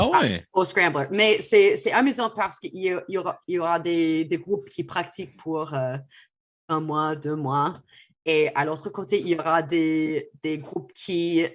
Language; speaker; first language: French; non-native, fluent; English